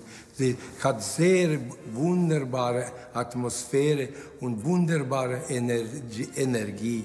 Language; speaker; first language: German; non-native, fluent; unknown